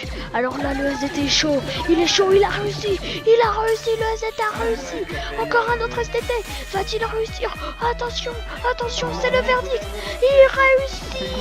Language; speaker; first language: French; native; French